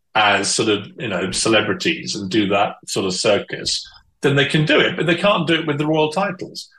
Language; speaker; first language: English; native; English